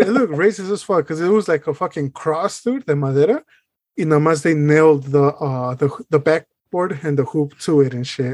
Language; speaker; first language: English; early bilingual, other home language; Spanish